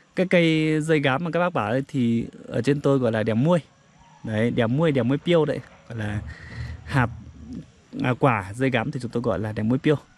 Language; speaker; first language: Vietnamese; non-native, local second language; Iu Mien